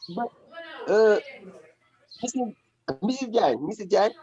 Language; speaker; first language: English; non-native, learner; French